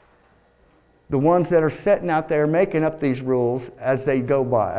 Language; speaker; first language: English; native; English